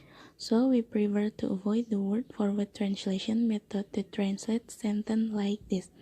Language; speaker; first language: English; non-native, learner; Indonesian